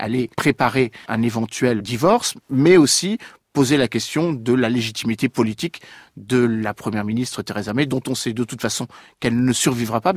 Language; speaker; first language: French; native; French